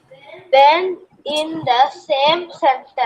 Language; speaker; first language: English; non-native, learner; Tamil